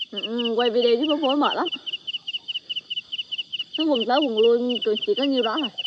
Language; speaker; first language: Vietnamese; native; Vietnamese